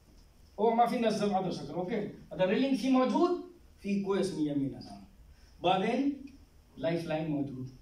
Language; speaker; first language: Arabic; non-native, learner; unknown